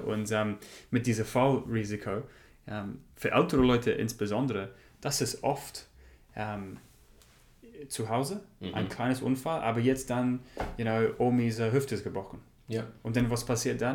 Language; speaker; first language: German; non-native, learner; English